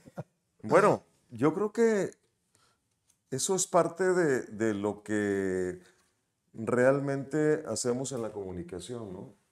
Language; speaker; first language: Spanish; native; Spanish